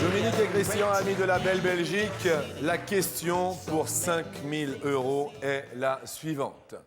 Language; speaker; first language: French; native; French